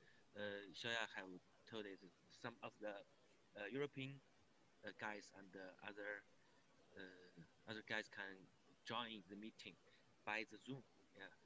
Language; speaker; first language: English; non-native, learner; Chinese